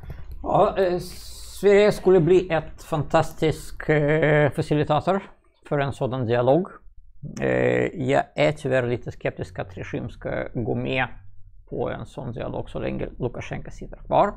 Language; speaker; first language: Swedish; non-native, fluent; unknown